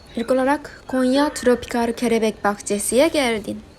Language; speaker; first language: Turkish; non-native, learner; Japanese